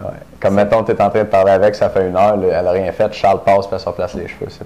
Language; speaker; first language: French; native; French